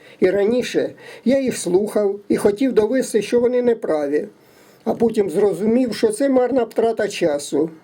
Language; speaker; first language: Ukrainian; native; Ukrainian